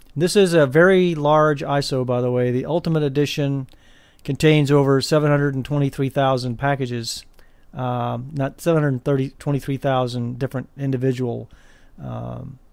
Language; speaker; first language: English; native; English